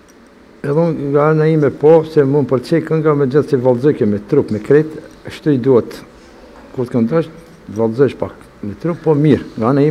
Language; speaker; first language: Albanian; native; Albanian